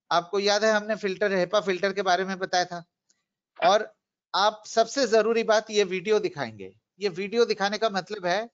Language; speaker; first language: Hindi; non-native, local second language; Bangla